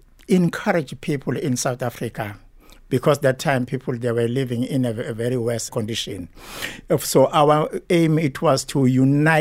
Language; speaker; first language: English; non-native, local second language; Zulu